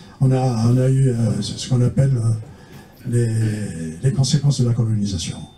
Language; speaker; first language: French; non-native, local second language; Kabyle